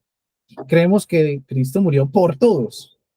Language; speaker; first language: Spanish; native; Spanish